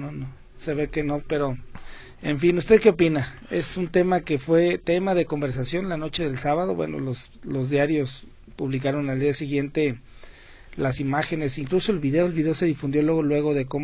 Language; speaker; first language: Spanish; native; Spanish